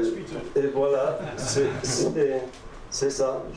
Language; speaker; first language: French; non-native, fluent; English